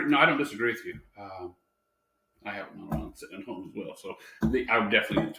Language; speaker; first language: English; native; English